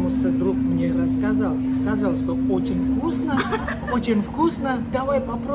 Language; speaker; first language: Russian; non-native, learner; Indonesian